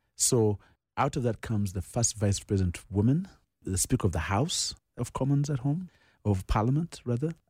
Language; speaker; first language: English; non-native, local second language; Ganda